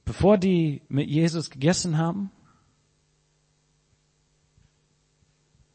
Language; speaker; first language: German; non-native, fluent; English